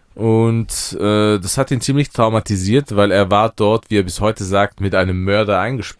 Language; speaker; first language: German; early bilingual, other home language; Persian